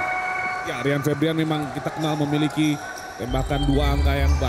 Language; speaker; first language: Indonesian; native; Indonesian